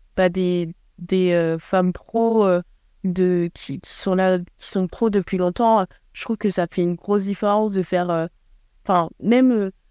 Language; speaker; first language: French; native; French